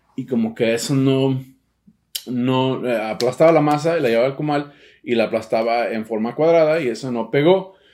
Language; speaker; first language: Spanish; early bilingual, heritage; Spanish